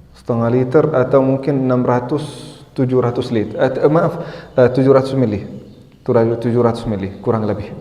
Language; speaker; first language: Indonesian; non-native, fluent; Arabic